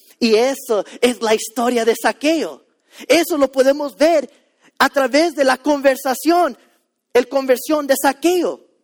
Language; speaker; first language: Spanish; early bilingual, heritage; Spanish